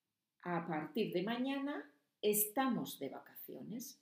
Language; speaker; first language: Spanish; non-native, fluent; German